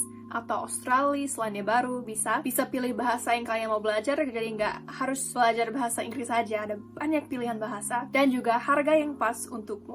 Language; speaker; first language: Indonesian; non-native, fluent; English